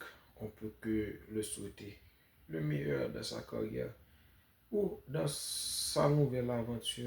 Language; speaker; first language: French; non-native, local second language; Haitian Creole